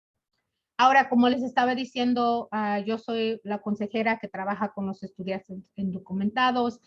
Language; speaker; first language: Spanish; early bilingual, other home language; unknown